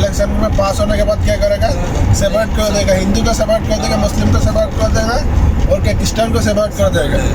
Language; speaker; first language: Hindi; non-native, learner; Bangla